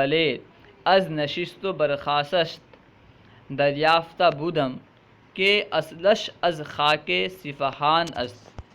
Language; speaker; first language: Persian; non-native, fluent; Urdu